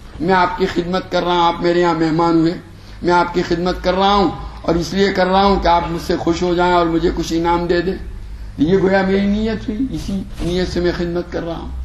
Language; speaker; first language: Urdu; non-native, local second language; Gujarati